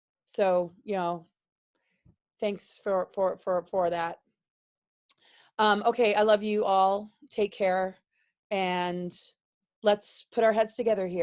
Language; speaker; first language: English; native; English